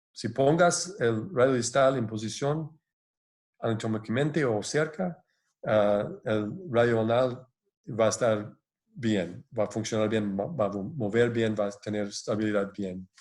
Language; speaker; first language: Spanish; non-native, fluent; English